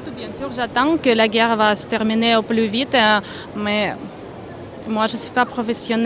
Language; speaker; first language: French; non-native, fluent; Ukrainian